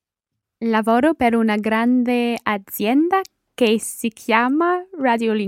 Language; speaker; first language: Italian; non-native, learner; English